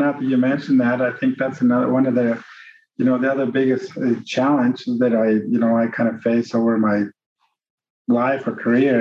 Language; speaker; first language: English; non-native, fluent; Spanish